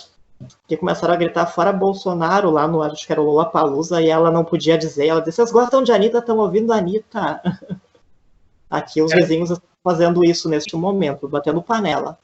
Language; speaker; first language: Portuguese; native; Portuguese